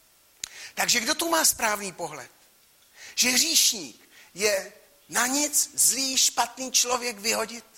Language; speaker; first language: Czech; native; Czech